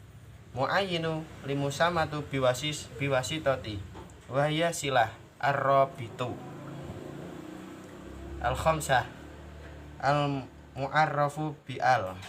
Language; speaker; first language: Arabic; non-native, learner; Indonesian